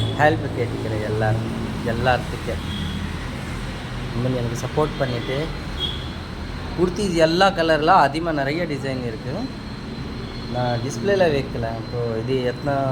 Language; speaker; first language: Tamil; non-native, local second language; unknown